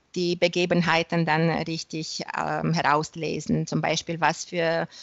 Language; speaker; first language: German; non-native, fluent; Romanian